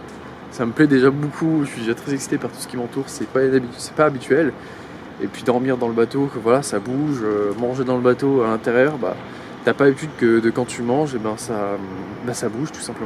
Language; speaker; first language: French; native; French